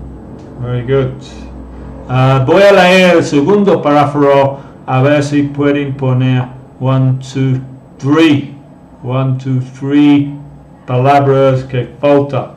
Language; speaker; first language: Spanish; non-native, fluent; English